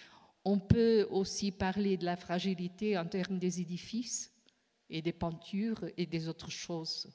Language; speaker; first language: French; non-native, fluent; Portuguese